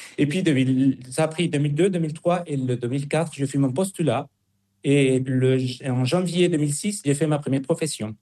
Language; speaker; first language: French; non-native, fluent; Spanish